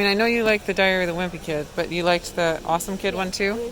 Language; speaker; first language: English; native; English